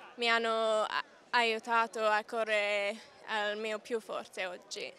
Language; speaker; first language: Italian; non-native, learner; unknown